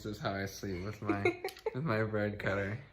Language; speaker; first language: English; native; English